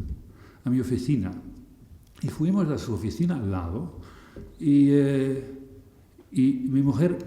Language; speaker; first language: Spanish; non-native, fluent; German